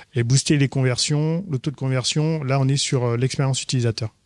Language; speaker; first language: French; native; French